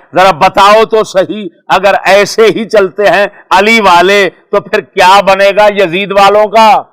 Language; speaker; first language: Urdu; non-native, local second language; Punjabi